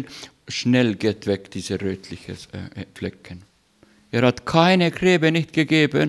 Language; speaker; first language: German; non-native, learner; Russian